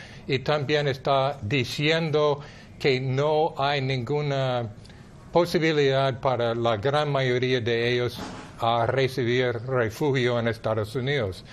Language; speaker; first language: Spanish; non-native, fluent; English